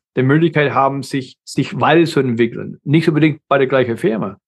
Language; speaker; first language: German; non-native, fluent; English